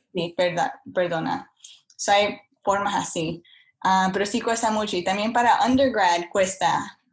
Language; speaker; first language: Spanish; early bilingual, heritage; Spanish